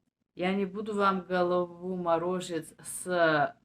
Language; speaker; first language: Russian; non-native, fluent; Bulgarian